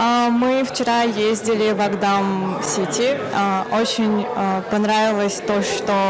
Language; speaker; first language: Russian; non-native, fluent; Kyrgyz